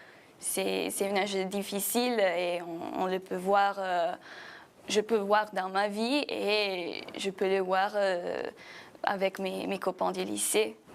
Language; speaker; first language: French; non-native, fluent; Italian